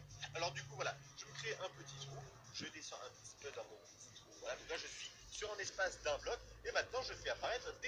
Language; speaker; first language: French; native; French